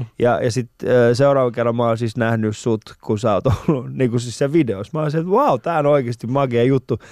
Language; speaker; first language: Finnish; early bilingual, other home language; Persian